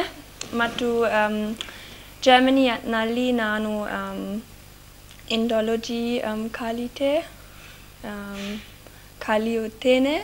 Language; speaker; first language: Kannada; non-native, learner; German